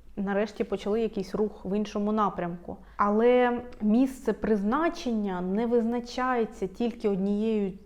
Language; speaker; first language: Ukrainian; non-native, local second language; Russian